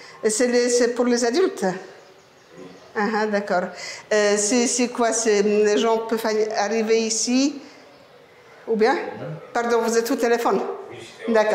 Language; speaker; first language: French; non-native, fluent; Polish